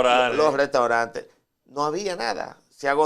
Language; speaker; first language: Spanish; native; Spanish